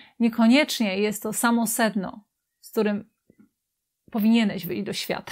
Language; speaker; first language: Polish; native; Polish